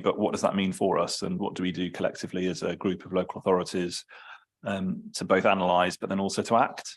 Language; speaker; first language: English; native; English